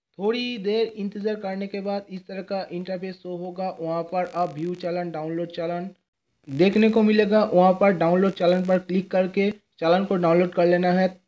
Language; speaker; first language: Hindi; non-native, local second language; Bangla